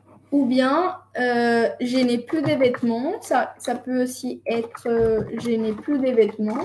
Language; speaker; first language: French; non-native, fluent; Spanish